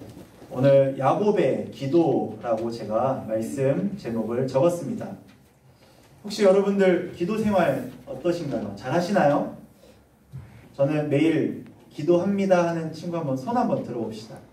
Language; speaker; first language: Korean; native; Korean